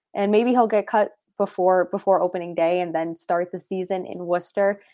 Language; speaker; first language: English; native; English